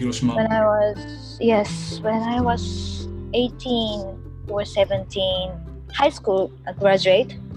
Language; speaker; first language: English; non-native, learner; Japanese